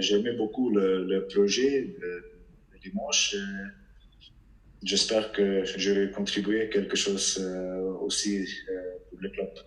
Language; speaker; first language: French; non-native, fluent; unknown